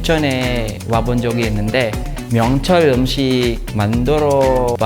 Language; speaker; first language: Korean; non-native, learner; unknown